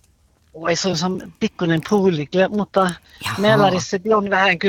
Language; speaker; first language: Finnish; non-native, local second language; Swedish